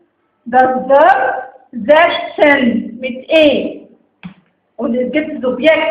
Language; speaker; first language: German; non-native, fluent; Arabic